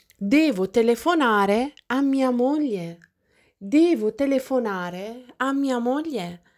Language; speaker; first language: Italian; non-native, fluent; Arabic